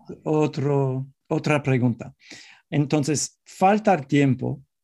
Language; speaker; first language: Spanish; non-native, learner; English